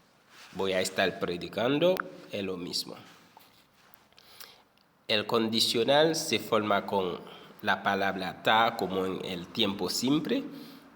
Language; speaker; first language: Spanish; non-native, fluent; Haitian Creole